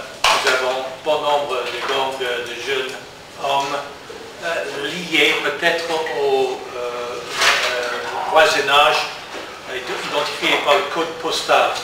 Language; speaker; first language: French; non-native, learner; English